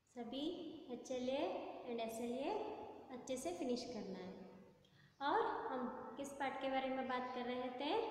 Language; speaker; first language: Hindi; non-native, local second language; Kannada